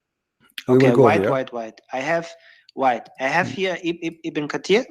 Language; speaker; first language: English; non-native, learner; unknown